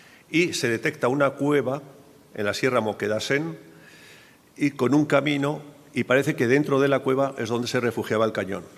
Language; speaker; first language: Spanish; native; Spanish